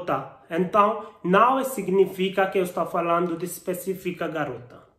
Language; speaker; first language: Portuguese; non-native, learner; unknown